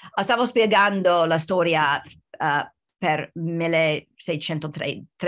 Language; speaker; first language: Italian; non-native, learner; English